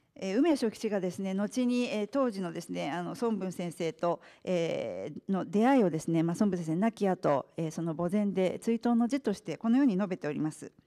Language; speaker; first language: Japanese; native; Japanese